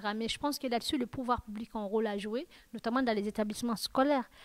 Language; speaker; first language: French; non-native, local second language; Fula